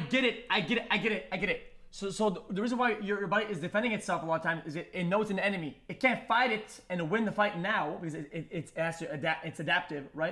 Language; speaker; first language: English; non-native, local second language; French